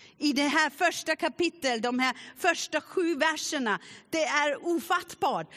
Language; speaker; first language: Swedish; non-native, fluent; German